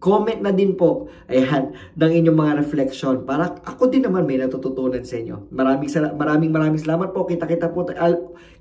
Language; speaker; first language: Filipino; native; Filipino